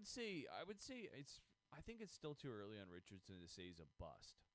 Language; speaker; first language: English; native; English